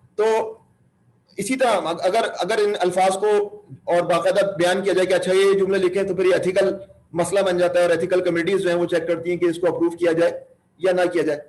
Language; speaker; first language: Urdu; native; Urdu